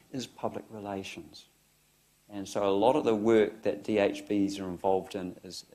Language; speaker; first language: English; native; English